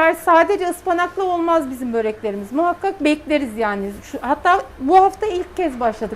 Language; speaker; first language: Turkish; native; Turkish